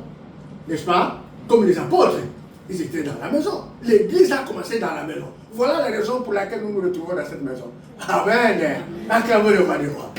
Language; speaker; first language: French; non-native, local second language; Lingala